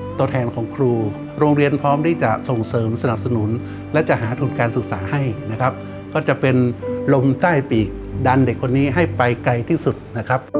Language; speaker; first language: Thai; native; Thai